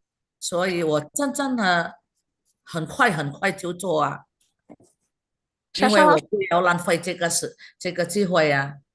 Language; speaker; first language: Chinese; non-native, fluent; Indonesian